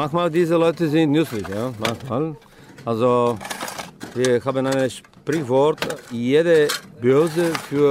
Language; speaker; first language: German; non-native, fluent; Bulgarian